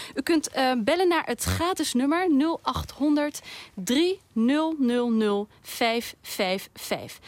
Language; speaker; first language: Dutch; early bilingual, other home language; Turkish